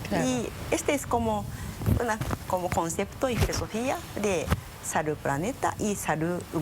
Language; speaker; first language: Spanish; non-native, fluent; Japanese